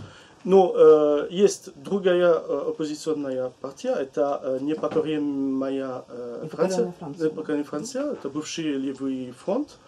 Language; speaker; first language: Russian; non-native, learner; French